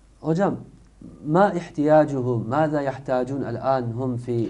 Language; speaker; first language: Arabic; non-native, fluent; Turkish